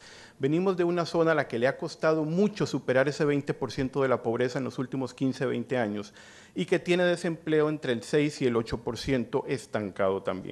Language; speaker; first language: Spanish; native; Spanish